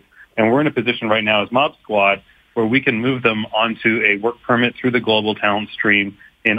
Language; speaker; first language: English; native; English